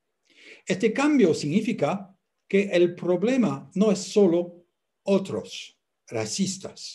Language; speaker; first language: Spanish; non-native, fluent; French